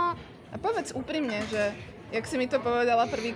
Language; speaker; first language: Slovak; native; Slovak